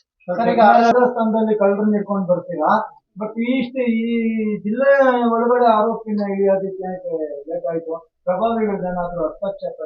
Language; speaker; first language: Kannada; native; Kannada